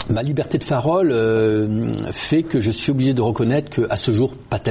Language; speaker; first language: French; native; French